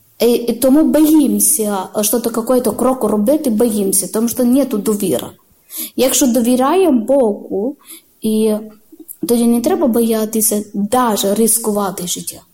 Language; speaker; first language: Ukrainian; non-native, learner; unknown